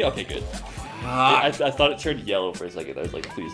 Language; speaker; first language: English; native; English